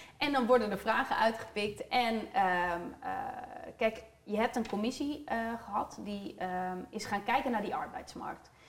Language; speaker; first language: Dutch; native; Dutch